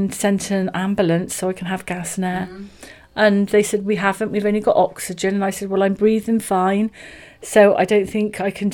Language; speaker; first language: English; native; English